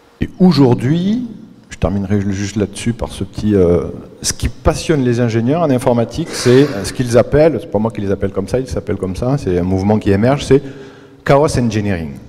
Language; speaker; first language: French; native; French